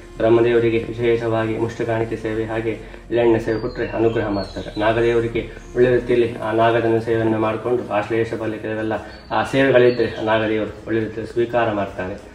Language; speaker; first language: Kannada; non-native, local second language; Tulu